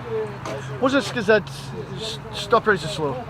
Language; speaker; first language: Russian; non-native, learner; English